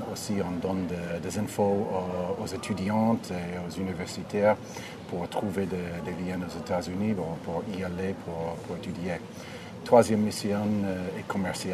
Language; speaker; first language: French; non-native, fluent; English